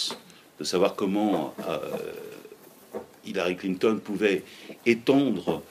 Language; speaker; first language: French; native; French